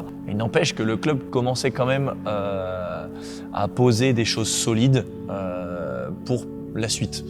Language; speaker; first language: French; native; French